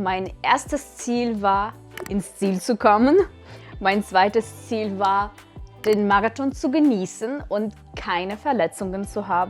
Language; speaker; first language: German; non-native, fluent; Russian